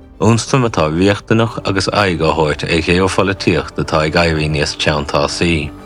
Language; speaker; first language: Irish; native; Irish